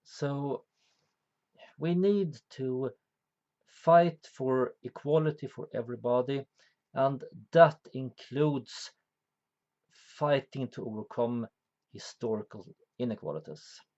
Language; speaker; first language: English; non-native, fluent; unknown